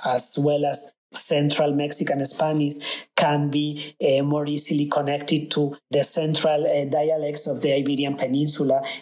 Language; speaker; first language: English; non-native, fluent; Spanish